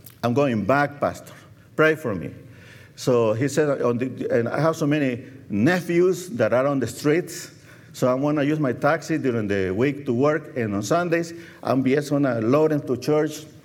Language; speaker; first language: English; non-native, fluent; Spanish